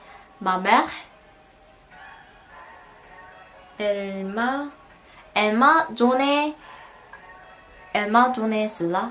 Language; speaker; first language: French; non-native, learner; Korean